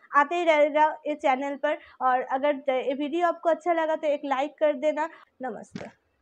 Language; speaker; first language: Hindi; non-native, local second language; Bangla